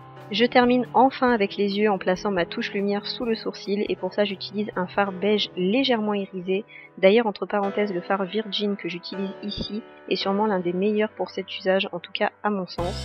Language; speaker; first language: French; native; French